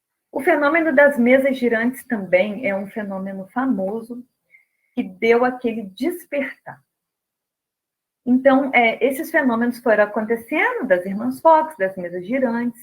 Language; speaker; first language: Portuguese; native; Portuguese